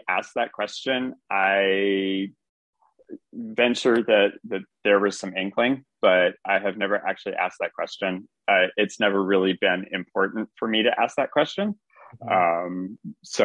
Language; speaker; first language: English; native; English